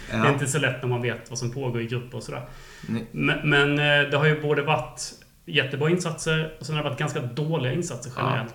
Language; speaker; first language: Swedish; native; Swedish